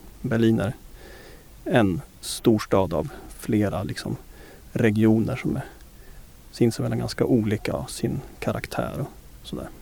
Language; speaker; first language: Swedish; native; Swedish